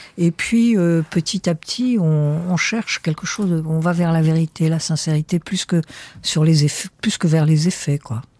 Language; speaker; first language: French; early bilingual, heritage; French